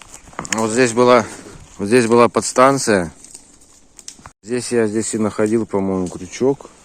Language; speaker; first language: Russian; native; Russian